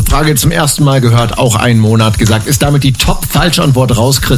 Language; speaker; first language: German; native; German